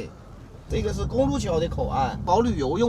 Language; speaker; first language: Chinese; native; Chinese